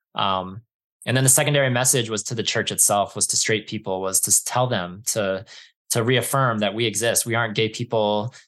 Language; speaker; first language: English; native; English